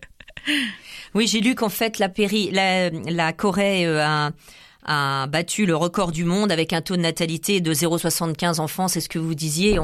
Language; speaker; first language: French; native; French